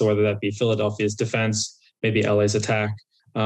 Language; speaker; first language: English; native; English